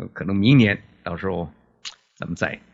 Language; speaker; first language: Chinese; native; Chinese